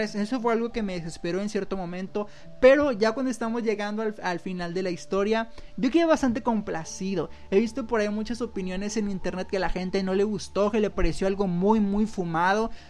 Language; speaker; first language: Spanish; native; Spanish